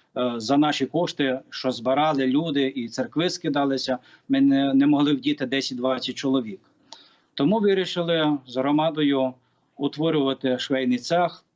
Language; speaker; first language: Ukrainian; native; Ukrainian